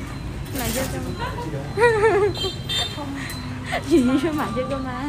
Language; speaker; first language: Chinese; non-native, learner; Vietnamese